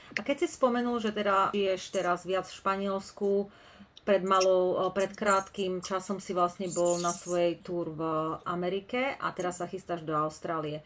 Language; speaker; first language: Slovak; native; Slovak